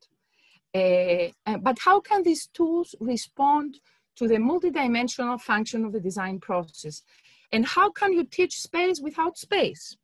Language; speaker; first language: English; non-native, fluent; Greek